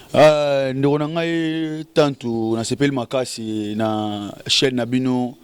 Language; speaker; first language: Lingala; non-native, local second language; Luba-Lulua